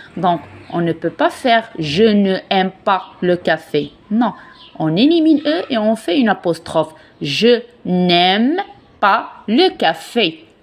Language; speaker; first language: French; non-native, local second language; Arabic